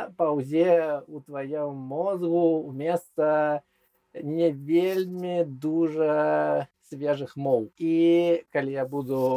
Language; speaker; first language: Belarusian; non-native, local second language; Russian